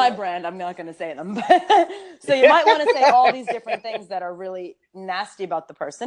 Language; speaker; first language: English; early bilingual, other home language; Urdu